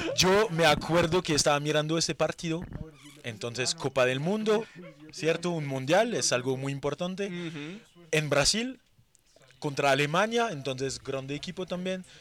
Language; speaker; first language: Spanish; non-native, fluent; French